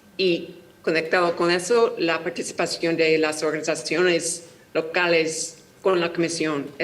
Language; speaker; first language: Spanish; non-native, fluent; English